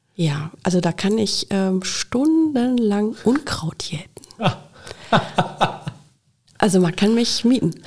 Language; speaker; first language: German; native; German